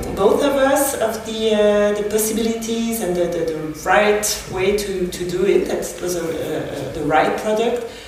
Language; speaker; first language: English; non-native, fluent; French